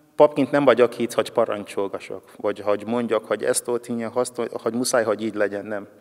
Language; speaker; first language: Hungarian; non-native, fluent; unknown